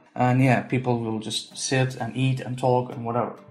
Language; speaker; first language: English; non-native, fluent; Turkish